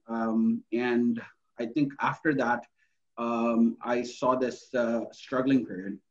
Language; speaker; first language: English; non-native, local second language; Urdu